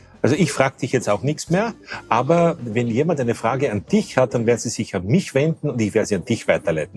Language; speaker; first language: German; native; German